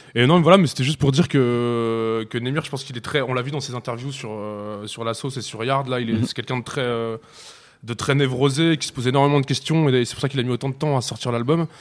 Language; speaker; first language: French; native; French